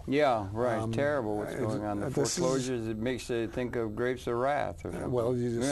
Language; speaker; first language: English; native; English